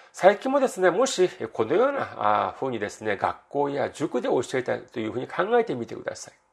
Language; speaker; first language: Japanese; non-native, fluent; Korean